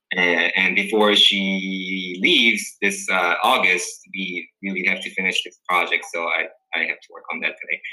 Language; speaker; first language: English; early bilingual, other home language; Korean